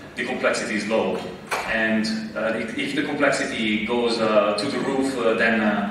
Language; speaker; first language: English; non-native, fluent; Italian